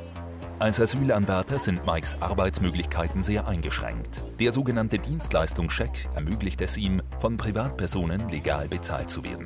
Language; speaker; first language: German; native; German